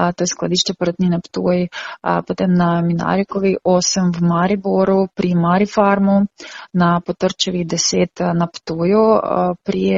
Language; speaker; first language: Slovenian; non-native, fluent; Ukrainian